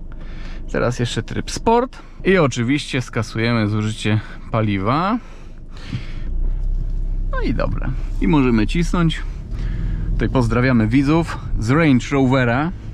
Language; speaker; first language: Polish; native; Polish